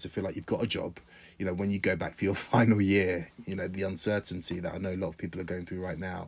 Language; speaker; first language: English; native; English